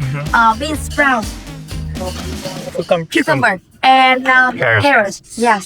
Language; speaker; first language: English; non-native, fluent; Vietnamese